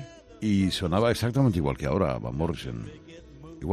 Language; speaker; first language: Spanish; native; Spanish